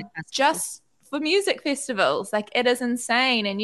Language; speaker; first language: English; native; English